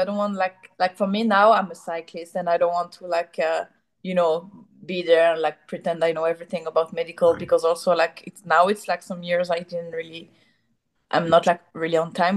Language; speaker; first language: English; non-native, fluent; French